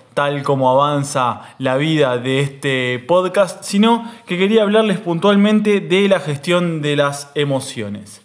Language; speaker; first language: Spanish; native; Spanish